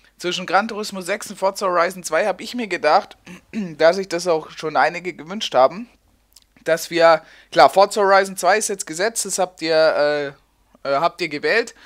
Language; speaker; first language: German; native; German